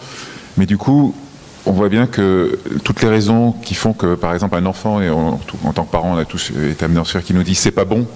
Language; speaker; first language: French; native; French